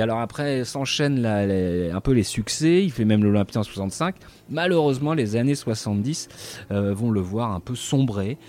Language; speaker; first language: French; native; French